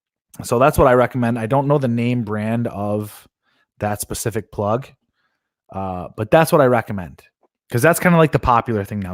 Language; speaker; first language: English; native; English